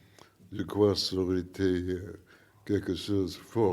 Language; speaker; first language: French; non-native, learner; English